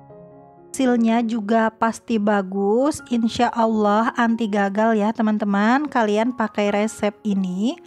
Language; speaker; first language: Indonesian; native; Indonesian